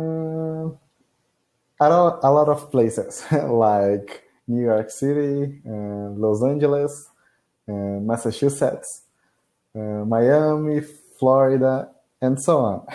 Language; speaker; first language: English; non-native, learner; Portuguese